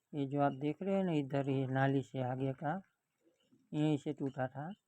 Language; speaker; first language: Hindi; non-native, local second language; Gujarati